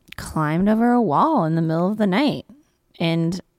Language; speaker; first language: English; native; English